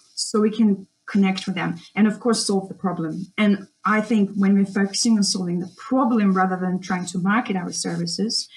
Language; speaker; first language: English; non-native, fluent; Russian